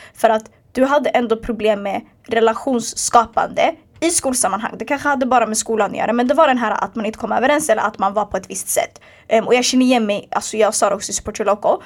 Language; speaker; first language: Swedish; early bilingual, other home language; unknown